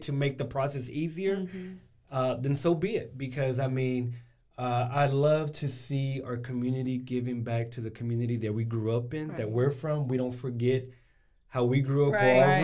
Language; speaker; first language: English; early bilingual, other home language; Spanish